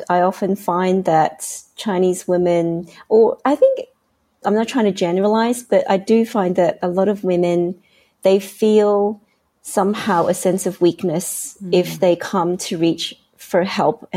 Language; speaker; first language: English; non-native, local second language; Cantonese